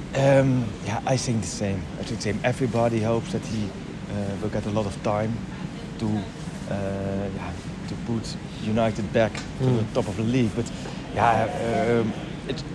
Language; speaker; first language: English; non-native, learner; Dutch